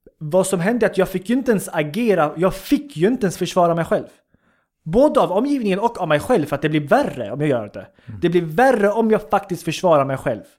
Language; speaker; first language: Swedish; early bilingual, other home language; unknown